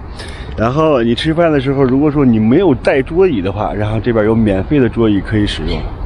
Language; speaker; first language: Chinese; native; Chinese